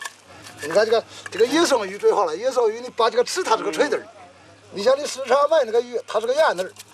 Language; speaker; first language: Chinese; native; Chinese